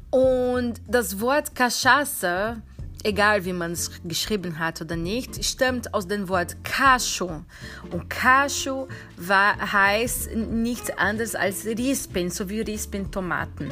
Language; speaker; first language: German; non-native, fluent; Portuguese